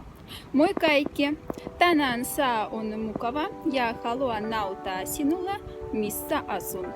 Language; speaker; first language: Finnish; non-native, learner; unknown